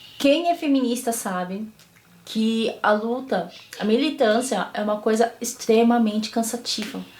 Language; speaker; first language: Portuguese; native; Portuguese